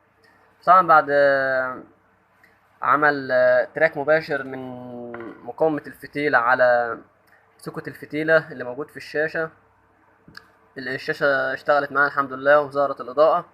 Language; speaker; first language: Arabic; native; Arabic